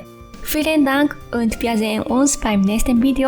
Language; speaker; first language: German; non-native, fluent; Japanese